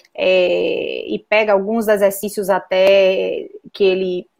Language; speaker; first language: Portuguese; native; Portuguese